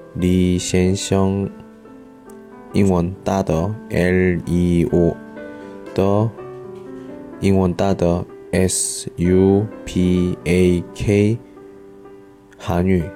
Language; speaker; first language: Chinese; non-native, learner; Korean